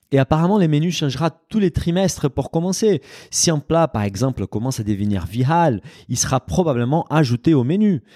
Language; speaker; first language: French; non-native, fluent; Portuguese